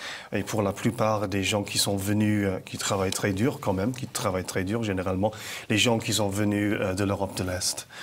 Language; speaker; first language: French; non-native, fluent; English